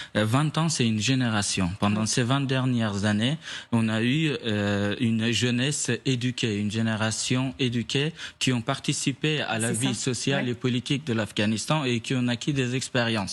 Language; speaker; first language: French; non-native, fluent; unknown